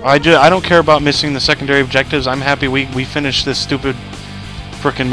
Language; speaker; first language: English; native; English